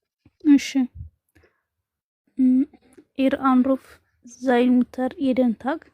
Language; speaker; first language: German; non-native, learner; Amharic